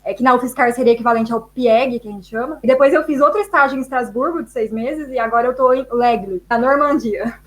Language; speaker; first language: Portuguese; native; Portuguese